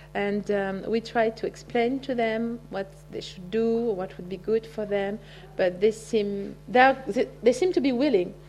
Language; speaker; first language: English; native; English